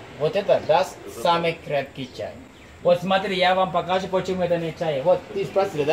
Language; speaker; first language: Russian; non-native, learner; Sinhala